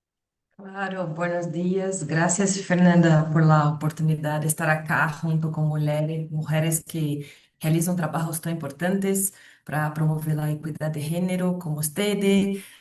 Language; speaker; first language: Spanish; non-native, fluent; Portuguese